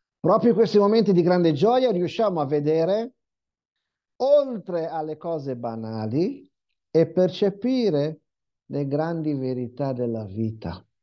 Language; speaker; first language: Italian; non-native, fluent; Hebrew